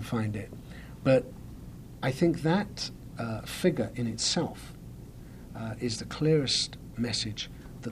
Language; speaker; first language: English; native; English